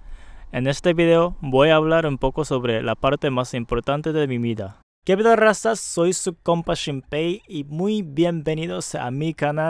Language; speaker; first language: Spanish; non-native, fluent; Japanese